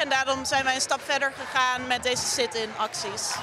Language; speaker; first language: Dutch; native; Dutch